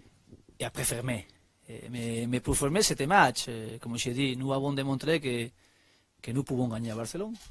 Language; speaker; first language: French; non-native, learner; Spanish